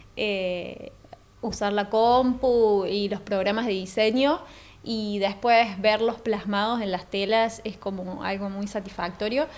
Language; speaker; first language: Spanish; native; Spanish